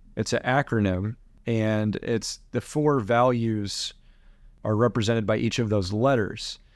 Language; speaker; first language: English; native; English